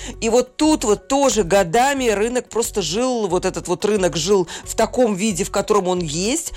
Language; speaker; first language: Russian; native; Russian